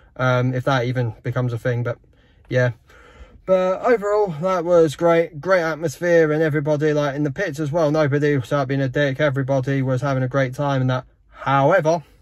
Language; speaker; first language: English; native; English